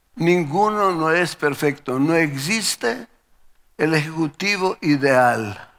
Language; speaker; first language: Spanish; non-native, learner; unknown